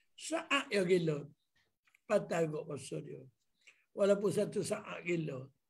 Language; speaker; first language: Malay; native; Malay